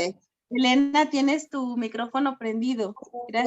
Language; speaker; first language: Spanish; native; Spanish